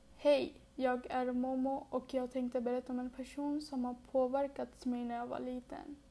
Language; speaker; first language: Swedish; early bilingual, other home language; Bangla